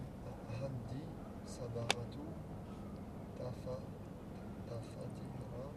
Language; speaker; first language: Arabic; non-native, learner; French